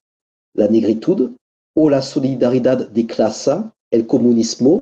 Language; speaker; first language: Spanish; non-native, fluent; French